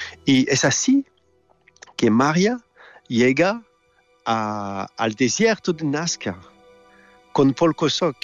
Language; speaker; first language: Spanish; non-native, fluent; French